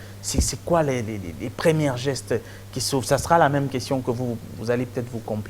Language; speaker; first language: French; non-native, local second language; Lingala